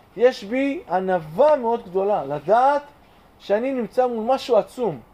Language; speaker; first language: Hebrew; native; Hebrew